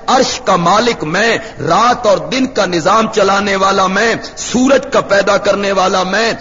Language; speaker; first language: Urdu; non-native, local second language; Punjabi